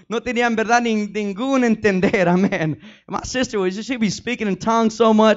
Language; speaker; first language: Spanish; early bilingual, heritage; Spanish